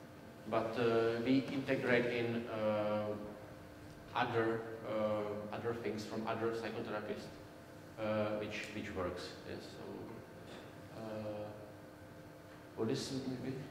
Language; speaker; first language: English; non-native, learner; Czech